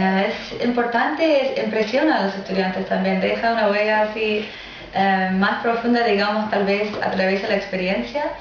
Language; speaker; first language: Spanish; non-native, fluent; English